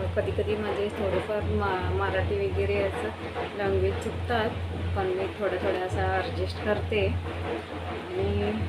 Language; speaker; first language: Marathi; non-native, local second language; Kannada